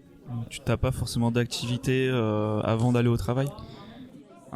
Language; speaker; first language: French; native; French